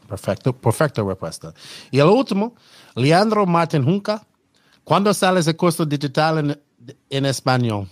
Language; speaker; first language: Spanish; non-native, learner; English